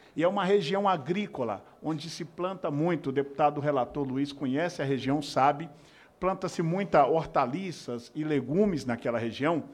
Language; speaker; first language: Portuguese; native; Portuguese